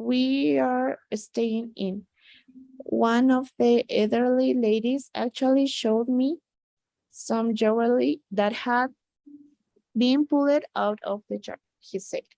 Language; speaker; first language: English; non-native, learner; Spanish